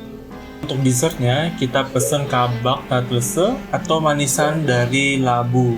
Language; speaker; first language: Indonesian; native; Indonesian